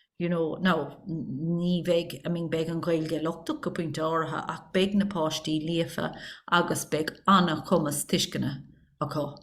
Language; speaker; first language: Irish; non-native, local second language; English